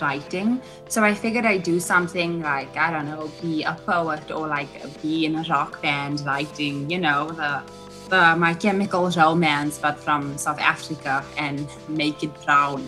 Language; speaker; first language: English; native; English